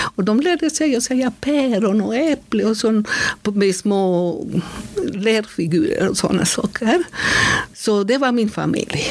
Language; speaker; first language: Swedish; non-native, fluent; Spanish